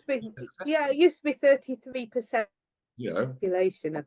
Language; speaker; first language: English; native; English